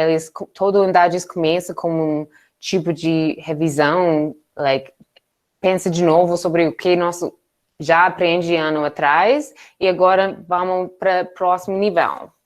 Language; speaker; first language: Portuguese; non-native, learner; English